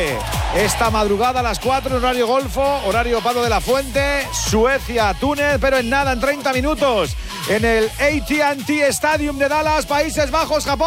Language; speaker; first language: Spanish; native; Spanish